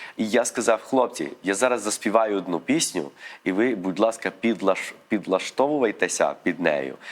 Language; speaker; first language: Ukrainian; early bilingual, heritage; Ukrainian